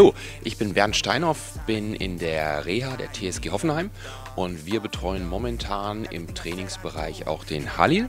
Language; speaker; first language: German; native; German